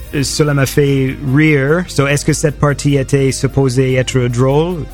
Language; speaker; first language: French; non-native, learner; English